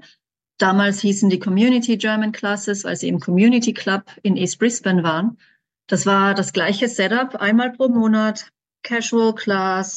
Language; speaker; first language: German; native; German